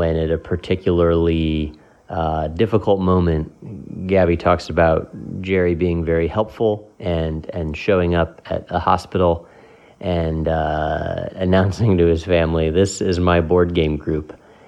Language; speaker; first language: English; non-native, fluent; French